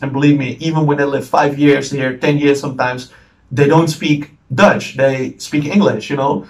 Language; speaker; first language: English; non-native, fluent; Dutch